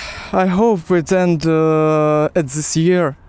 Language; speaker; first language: English; non-native, learner; Ukrainian